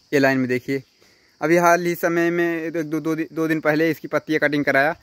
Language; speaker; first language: Hindi; native; Hindi